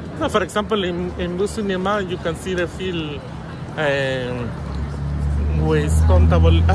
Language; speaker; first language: English; non-native, learner; Spanish